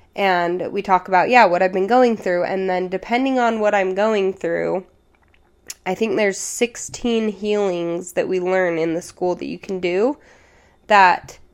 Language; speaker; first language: English; native; English